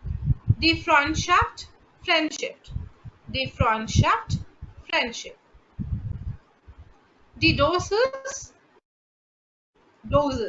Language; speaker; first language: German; non-native, fluent; Bangla